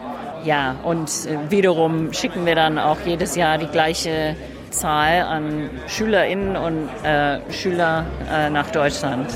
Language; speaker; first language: German; non-native, fluent; English